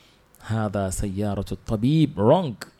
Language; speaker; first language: Arabic; non-native, fluent; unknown